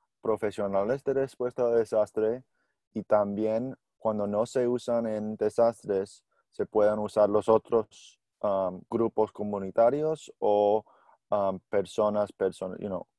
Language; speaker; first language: Spanish; non-native, learner; English